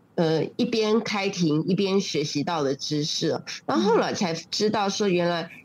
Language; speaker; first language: Chinese; native; Chinese